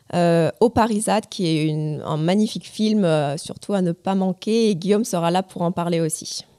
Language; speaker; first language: French; native; French